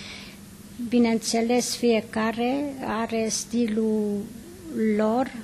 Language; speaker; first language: Romanian; non-native, local second language; Hungarian